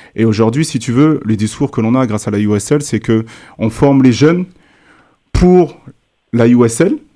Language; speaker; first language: French; native; French